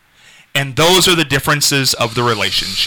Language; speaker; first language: English; native; English